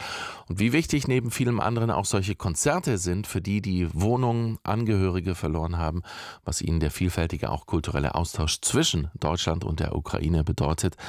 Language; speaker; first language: German; native; German